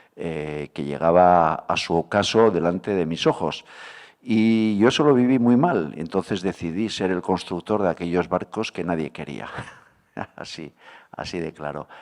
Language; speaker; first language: Spanish; native; Spanish